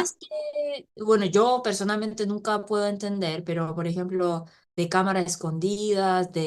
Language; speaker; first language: Spanish; non-native, fluent; Korean